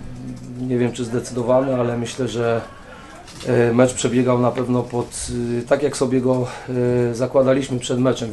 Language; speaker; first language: Polish; native; Polish